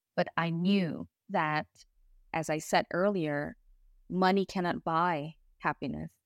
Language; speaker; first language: English; non-native, fluent; Indonesian